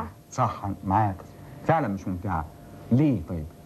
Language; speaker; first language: Arabic; native; Arabic